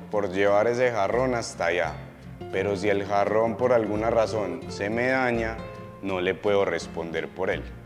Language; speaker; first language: Spanish; native; Spanish